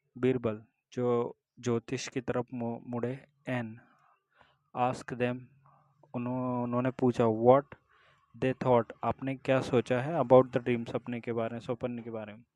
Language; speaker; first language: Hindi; native; Hindi